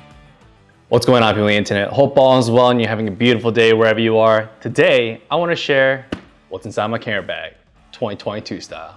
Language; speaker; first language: English; native; English